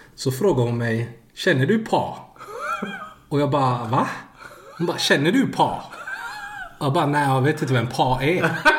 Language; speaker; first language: Swedish; early bilingual, other home language; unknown